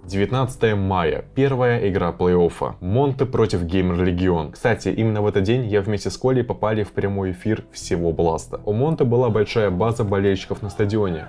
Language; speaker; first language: Russian; native; Russian